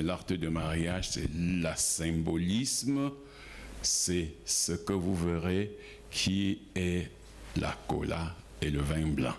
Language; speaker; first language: French; non-native, local second language; Ghomala